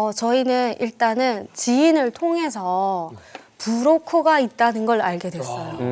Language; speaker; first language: Korean; native; Korean